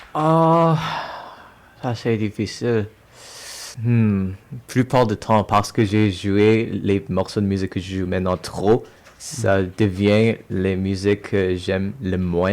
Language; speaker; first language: French; non-native, local second language; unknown